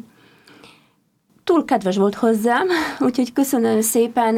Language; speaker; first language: Hungarian; non-native, fluent; Polish